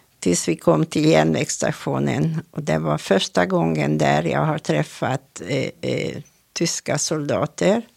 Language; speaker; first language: Swedish; non-native, fluent; Hungarian